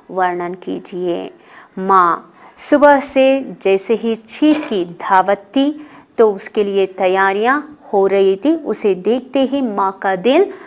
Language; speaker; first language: Hindi; non-native, local second language; Kannada